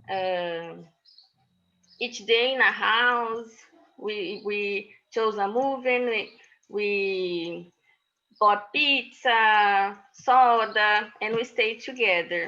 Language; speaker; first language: English; non-native, learner; Portuguese